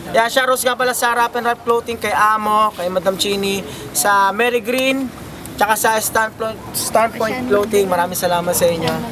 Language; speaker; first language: Filipino; native; Filipino